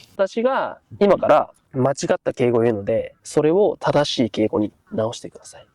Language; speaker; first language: Japanese; native; Japanese